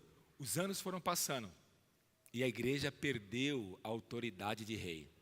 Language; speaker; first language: Portuguese; native; Portuguese